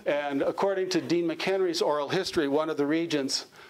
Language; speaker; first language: English; native; English